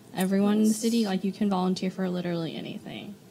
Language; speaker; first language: English; native; English